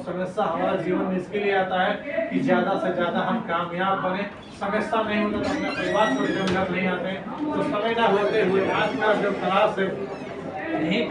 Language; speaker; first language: Hindi; non-native, learner; Nepali